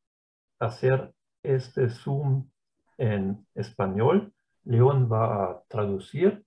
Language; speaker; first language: Spanish; non-native, fluent; German